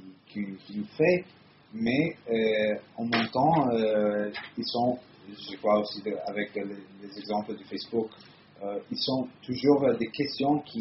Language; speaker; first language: French; non-native, learner; Italian